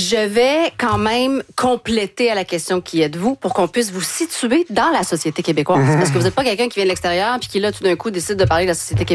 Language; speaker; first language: French; native; French